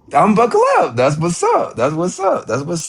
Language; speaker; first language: English; non-native, fluent; Amharic